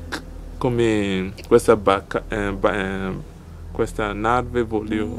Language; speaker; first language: Italian; non-native, learner; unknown